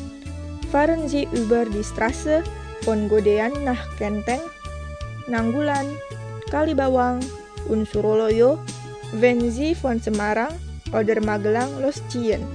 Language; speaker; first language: German; non-native, fluent; Indonesian